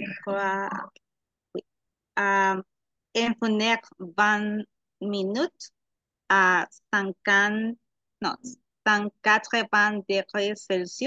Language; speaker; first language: French; non-native, learner; Spanish